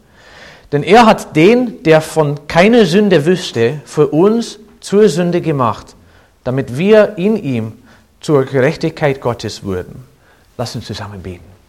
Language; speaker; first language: German; non-native, fluent; English